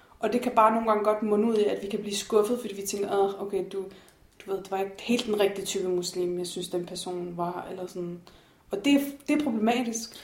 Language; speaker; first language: Danish; native; Danish